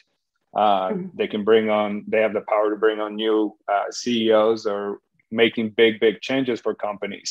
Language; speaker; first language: English; non-native, fluent; Polish